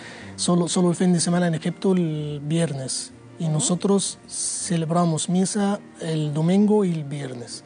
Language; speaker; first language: Spanish; non-native, learner; Arabic